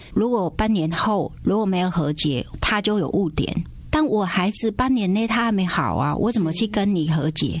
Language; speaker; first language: Chinese; non-native, fluent; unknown